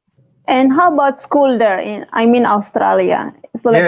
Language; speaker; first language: English; non-native, learner; Indonesian